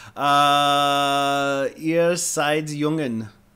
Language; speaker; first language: German; non-native, learner; English